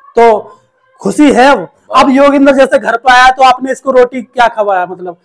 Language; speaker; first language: Hindi; native; Hindi